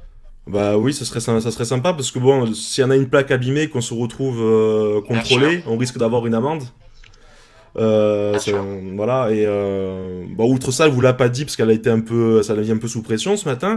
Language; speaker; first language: French; native; French